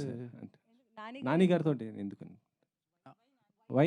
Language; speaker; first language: Telugu; native; Telugu